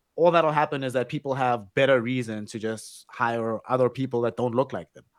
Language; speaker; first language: English; non-native, local second language; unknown